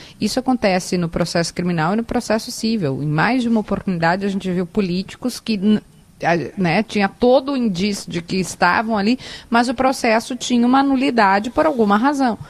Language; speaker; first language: Portuguese; native; Portuguese